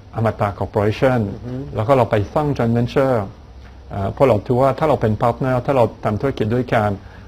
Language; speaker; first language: Thai; non-native, fluent; French